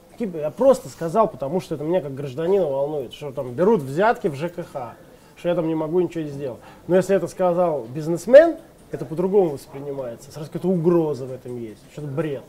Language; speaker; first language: Russian; native; Russian